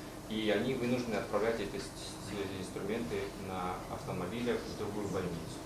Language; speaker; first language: Russian; native; Russian